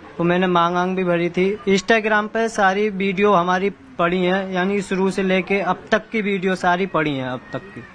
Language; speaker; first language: Hindi; native; Hindi